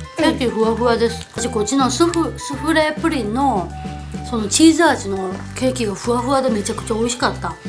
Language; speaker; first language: Japanese; non-native, fluent; Korean